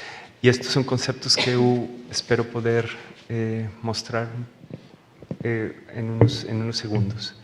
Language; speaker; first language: Portuguese; non-native, learner; Spanish